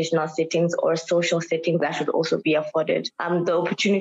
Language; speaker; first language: English; non-native, local second language; Southern Sotho